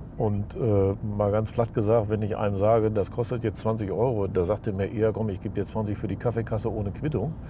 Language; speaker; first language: German; native; German